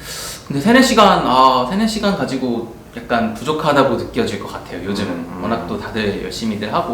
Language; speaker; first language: Korean; native; Korean